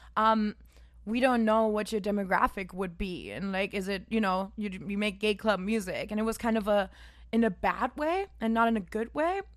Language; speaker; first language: English; non-native, fluent; German